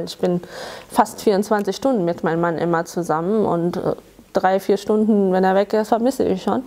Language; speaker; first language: German; early bilingual, other home language; Tamil